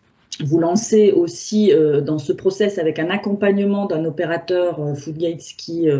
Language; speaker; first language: French; native; French